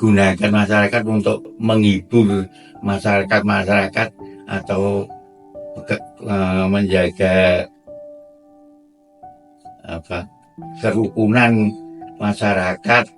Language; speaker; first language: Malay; non-native, local second language; Javanese